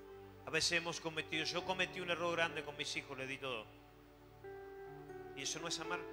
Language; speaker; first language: Spanish; native; Spanish